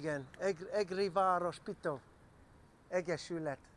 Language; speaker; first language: Hungarian; non-native, learner; English